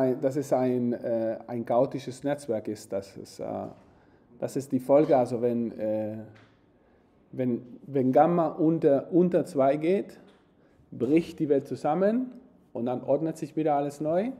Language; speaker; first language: German; non-native, fluent; Spanish